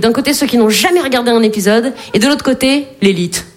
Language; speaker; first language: French; native; French